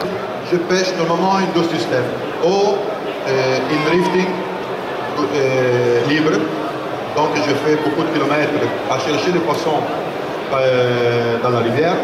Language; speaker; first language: French; non-native, learner; Italian